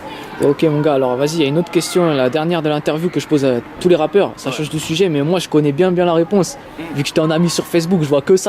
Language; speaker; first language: French; native; French